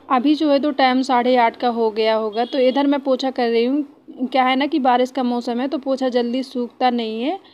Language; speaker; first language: Hindi; native; Hindi